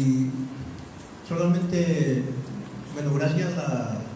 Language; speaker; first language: Spanish; non-native, local second language; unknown